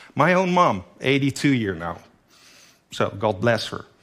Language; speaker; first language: English; non-native, fluent; Dutch